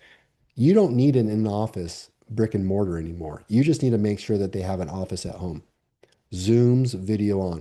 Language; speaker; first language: English; native; English